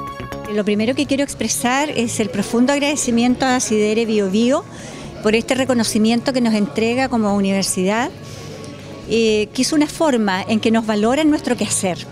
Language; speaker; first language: Spanish; native; Spanish